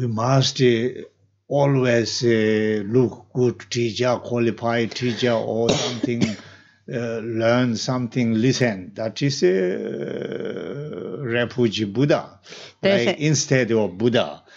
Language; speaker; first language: English; non-native, learner; Tibetan